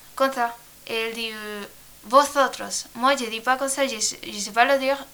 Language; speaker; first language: French; non-native, learner; Spanish